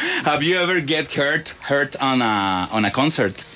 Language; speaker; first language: English; non-native, fluent; Spanish